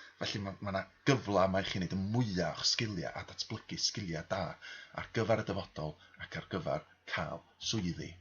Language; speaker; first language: Welsh; native; Welsh